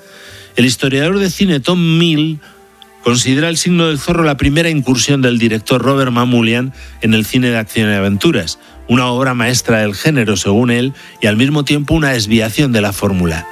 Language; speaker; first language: Spanish; native; Spanish